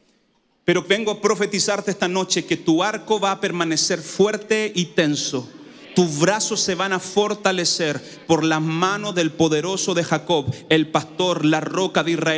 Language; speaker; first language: Spanish; native; Spanish